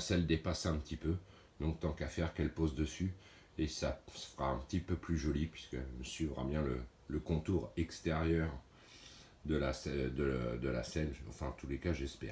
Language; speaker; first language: French; native; French